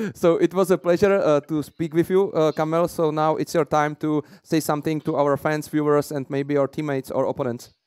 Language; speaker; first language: English; non-native, fluent; Czech